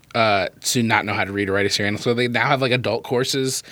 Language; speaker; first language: English; native; English